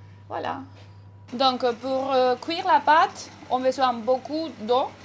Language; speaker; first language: French; non-native, fluent; Spanish